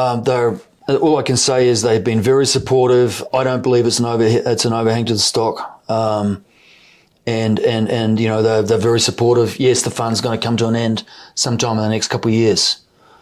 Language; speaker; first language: English; native; English